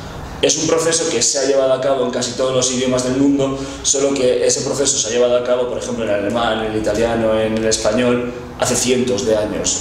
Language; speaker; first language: Spanish; non-native, local second language; Basque